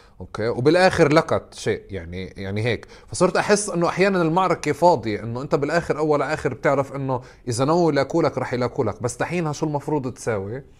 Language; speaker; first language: Arabic; native; Arabic